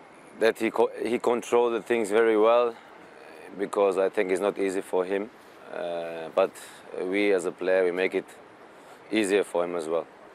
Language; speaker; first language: English; non-native, fluent; German